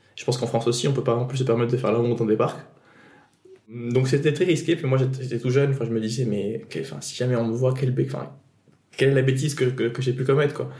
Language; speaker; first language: French; non-native, local second language; Arabic